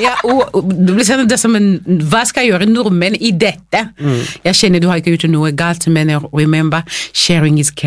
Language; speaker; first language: Norwegian; non-native, fluent; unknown